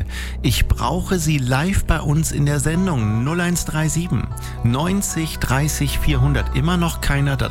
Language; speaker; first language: German; native; German